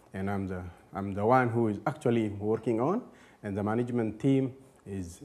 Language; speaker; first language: English; non-native, fluent; Amharic